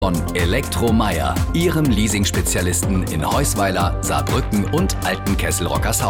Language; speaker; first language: German; native; German